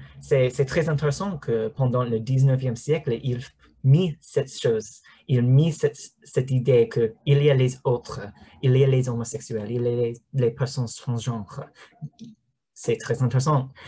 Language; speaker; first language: French; non-native, learner; English